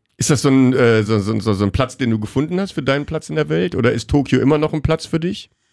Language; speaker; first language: German; native; German